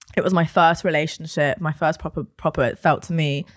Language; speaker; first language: English; native; English